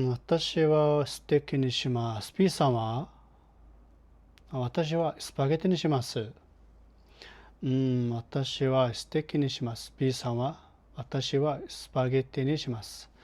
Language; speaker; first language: Japanese; non-native, learner; Mongolian